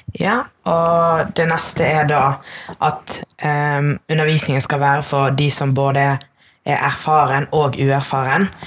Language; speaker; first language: Norwegian; early bilingual, other home language; Tamil